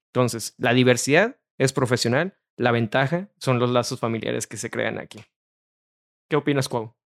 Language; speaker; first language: Spanish; native; Spanish